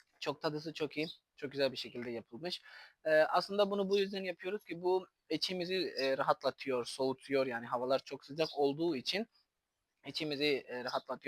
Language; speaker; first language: Turkish; non-native, fluent; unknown